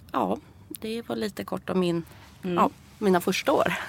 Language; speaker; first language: Swedish; early bilingual, other home language; Persian